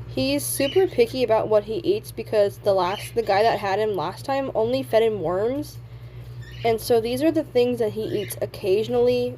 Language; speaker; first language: English; native; English